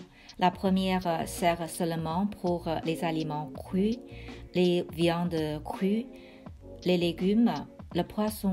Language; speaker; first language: French; non-native, fluent; Chinese